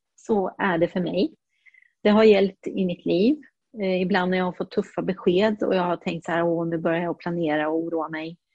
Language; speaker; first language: Swedish; early bilingual, heritage; Swedish